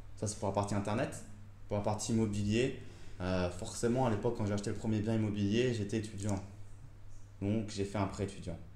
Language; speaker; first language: French; native; French